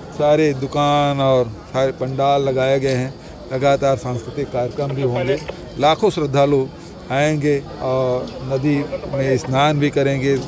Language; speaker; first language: Hindi; native; Hindi